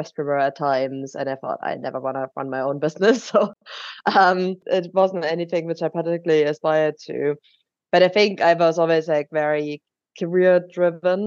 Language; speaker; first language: English; non-native, fluent; German